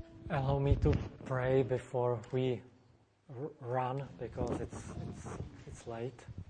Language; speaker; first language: English; non-native, fluent; Czech